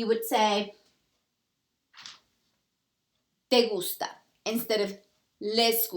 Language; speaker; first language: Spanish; early bilingual, heritage; Spanish